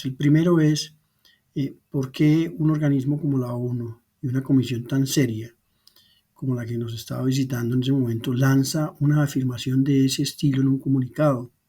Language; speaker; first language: Spanish; native; Spanish